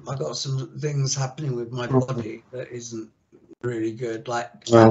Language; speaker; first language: English; native; English